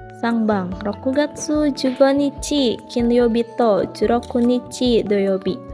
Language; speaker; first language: Japanese; non-native, learner; Indonesian